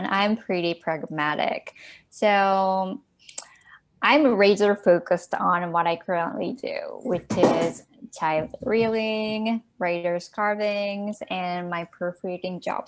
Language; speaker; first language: English; non-native, fluent; Japanese